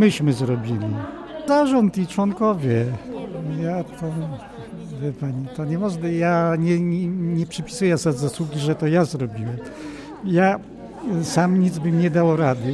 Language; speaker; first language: Polish; non-native, local second language; Ukrainian